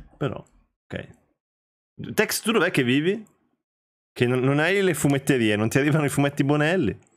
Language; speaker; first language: Italian; early bilingual, other home language; Albanian